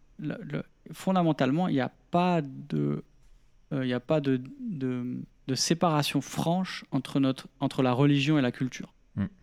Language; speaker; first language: French; native; French